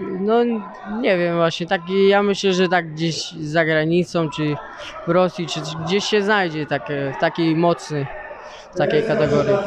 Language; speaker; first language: Polish; early bilingual, other home language; Chechen